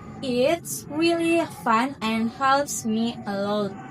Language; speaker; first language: English; non-native, learner; Indonesian